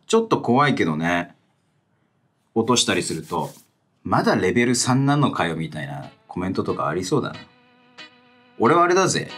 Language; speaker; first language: Japanese; native; Japanese